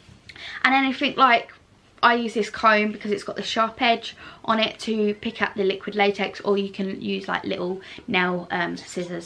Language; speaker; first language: English; native; English